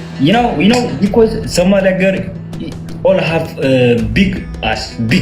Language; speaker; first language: English; non-native, learner; Tigrinya